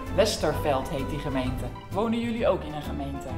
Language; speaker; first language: Dutch; native; Dutch